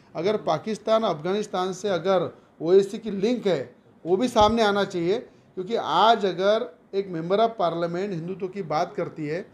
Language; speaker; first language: Hindi; non-native, local second language; Marathi